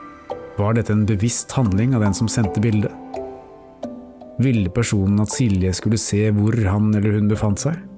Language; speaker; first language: Norwegian; native; Norwegian